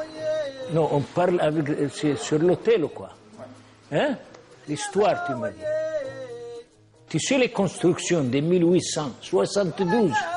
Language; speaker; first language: French; non-native, local second language; Arabic